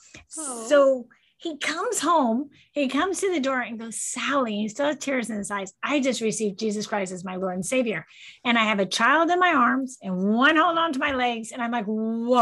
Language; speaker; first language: English; native; English